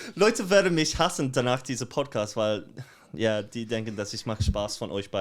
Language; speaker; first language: German; non-native, learner; English